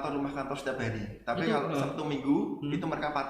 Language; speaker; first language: Indonesian; native; Indonesian